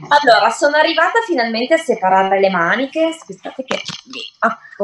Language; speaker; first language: Italian; native; Italian